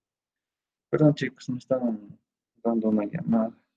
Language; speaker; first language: Spanish; native; Spanish